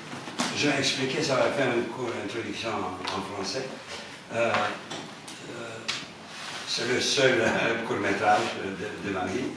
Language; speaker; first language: French; non-native, fluent; Romanian